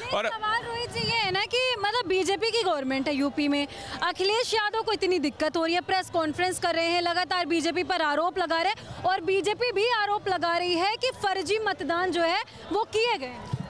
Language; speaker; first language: Hindi; native; Hindi